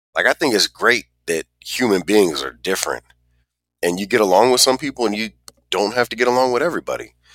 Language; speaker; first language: English; native; English